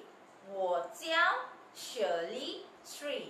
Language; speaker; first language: Chinese; non-native, fluent; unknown